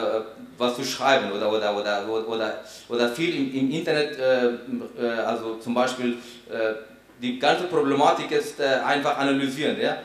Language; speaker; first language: German; non-native, fluent; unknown